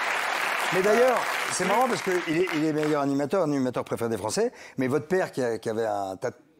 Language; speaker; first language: French; native; French